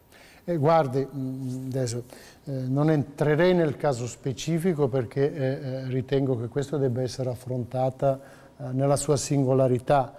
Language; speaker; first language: Italian; native; Italian